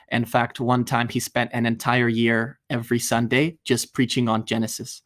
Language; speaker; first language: English; native; English